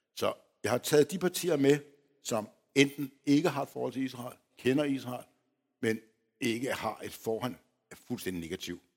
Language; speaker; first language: Danish; early bilingual, other home language; Polish